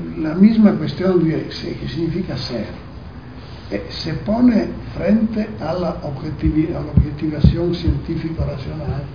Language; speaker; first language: Spanish; non-native, fluent; Italian